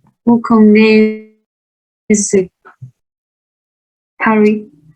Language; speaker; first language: French; non-native, learner; Vietnamese